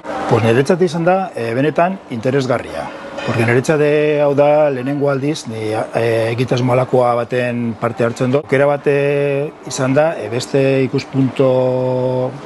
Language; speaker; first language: Basque; non-native, learner; Spanish